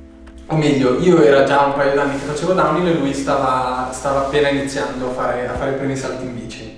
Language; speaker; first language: Italian; native; Italian